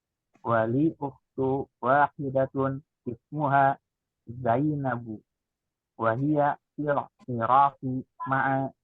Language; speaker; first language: Arabic; non-native, learner; Indonesian